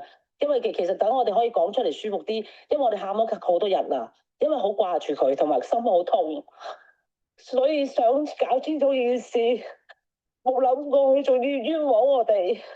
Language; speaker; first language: Cantonese; native; Cantonese